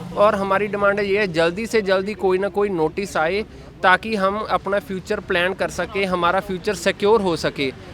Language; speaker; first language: Hindi; non-native, local second language; Punjabi